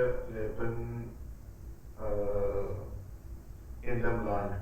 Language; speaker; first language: German; non-native, learner; Hindi